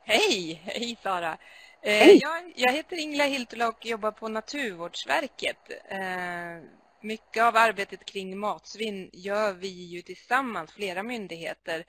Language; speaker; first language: Swedish; native; Swedish